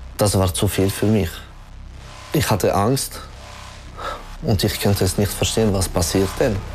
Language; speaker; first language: German; non-native, learner; French